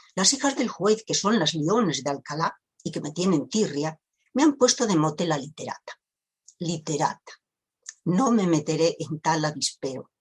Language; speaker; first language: Spanish; native; Spanish